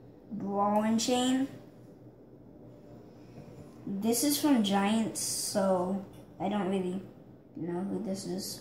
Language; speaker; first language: English; native; English